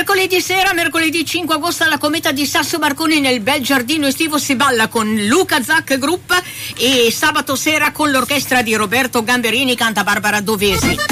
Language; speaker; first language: Italian; native; Italian